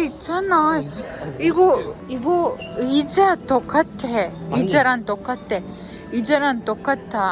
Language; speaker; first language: Korean; non-native, learner; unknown